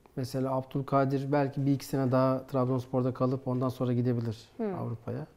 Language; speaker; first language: Turkish; native; Turkish